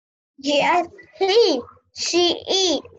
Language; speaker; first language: English; non-native, learner; Vietnamese